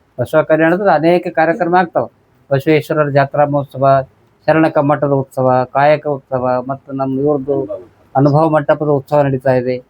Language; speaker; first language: Kannada; native; Kannada